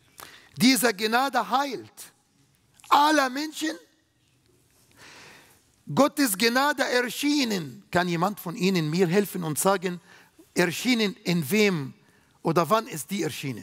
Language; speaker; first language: German; non-native, fluent; Arabic